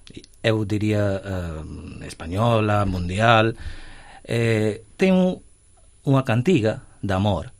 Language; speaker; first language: Galician; non-native, fluent; Hindi